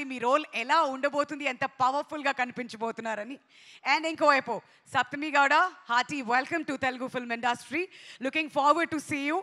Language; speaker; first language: Telugu; native; Telugu